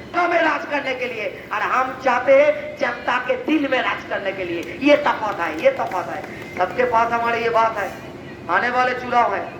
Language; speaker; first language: Hindi; non-native, local second language; Bangla